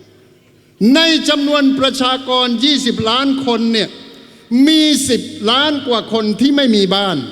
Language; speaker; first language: Thai; non-native, local second language; Malay